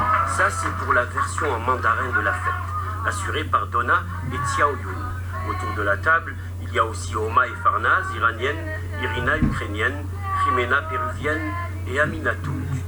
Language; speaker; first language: French; native; French